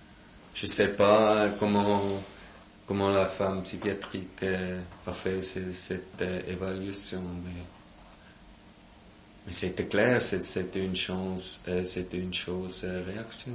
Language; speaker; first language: French; non-native, local second language; German